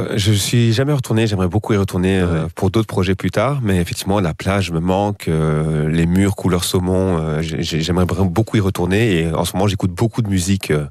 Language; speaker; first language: French; non-native, local second language; Dutch